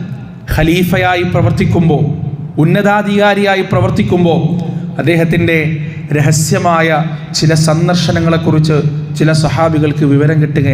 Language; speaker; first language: Malayalam; native; Malayalam